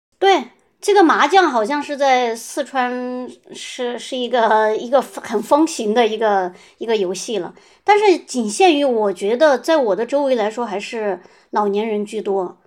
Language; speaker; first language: Chinese; native; Chinese